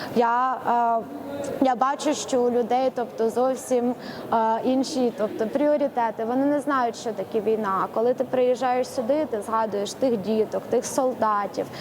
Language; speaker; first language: Ukrainian; native; Ukrainian